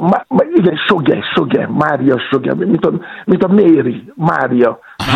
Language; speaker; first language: Hungarian; non-native, fluent; Yoruba